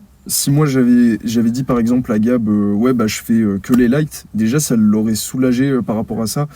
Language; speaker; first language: French; native; French